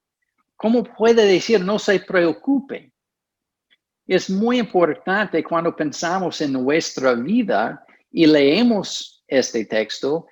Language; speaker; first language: Spanish; non-native, fluent; English